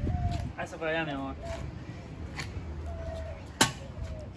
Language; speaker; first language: Spanish; native; Spanish